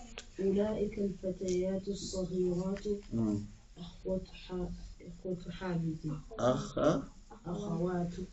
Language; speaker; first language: Arabic; non-native, learner; English